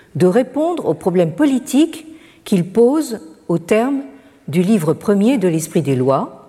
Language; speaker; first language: French; native; French